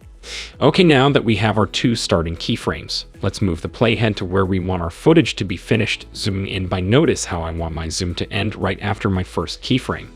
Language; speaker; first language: English; native; English